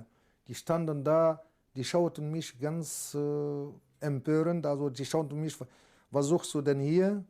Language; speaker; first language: German; non-native, learner; Arabic